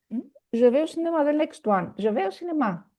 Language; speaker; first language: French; non-native, fluent; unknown